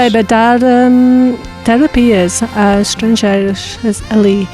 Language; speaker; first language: Portuguese; non-native, fluent; English